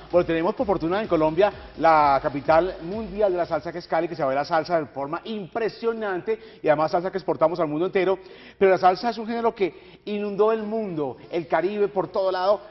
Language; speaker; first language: Spanish; native; Spanish